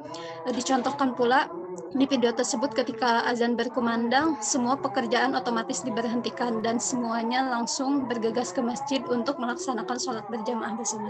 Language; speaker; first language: Indonesian; native; Indonesian